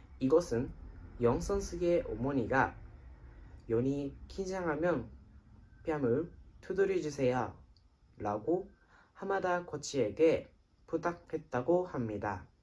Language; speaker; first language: Korean; non-native, fluent; Japanese